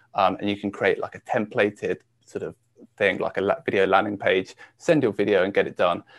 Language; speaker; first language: English; native; English